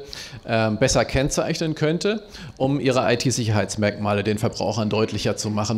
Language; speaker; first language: German; native; German